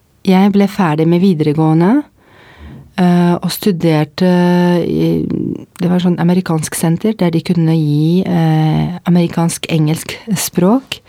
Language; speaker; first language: Norwegian; non-native, fluent; Arabic